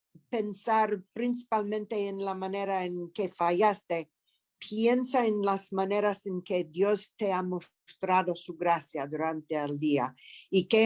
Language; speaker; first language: Spanish; non-native, fluent; English